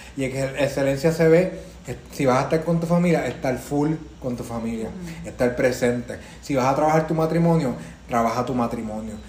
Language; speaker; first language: Spanish; native; Spanish